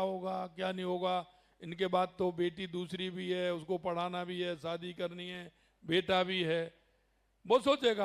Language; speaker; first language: Hindi; native; Hindi